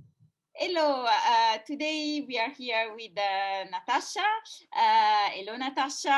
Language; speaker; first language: English; non-native, fluent; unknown